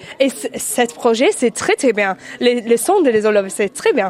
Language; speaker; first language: French; non-native, learner; English